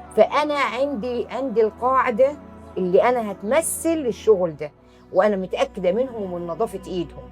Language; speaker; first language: Egyptian Arabic; native; Egyptian Arabic